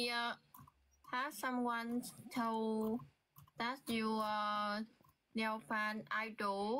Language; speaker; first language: English; non-native, learner; Vietnamese